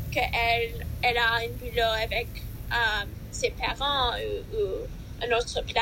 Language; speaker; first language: French; non-native, learner; English